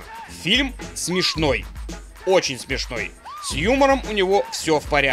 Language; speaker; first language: Russian; native; Russian